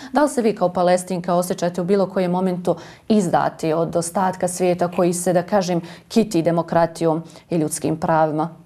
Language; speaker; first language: Bosnian; native; Bosnian